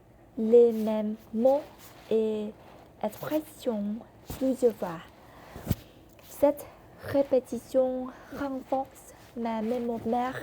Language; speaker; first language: French; non-native, learner; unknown